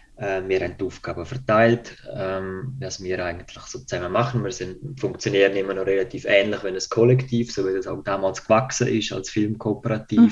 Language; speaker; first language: German; native; German